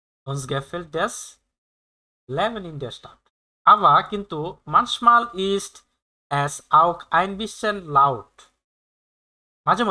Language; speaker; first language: German; non-native, learner; Bangla